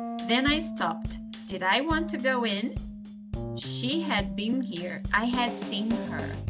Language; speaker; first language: English; non-native, fluent; Portuguese